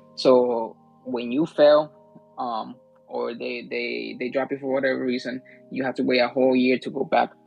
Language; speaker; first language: English; early bilingual, other home language; Spanish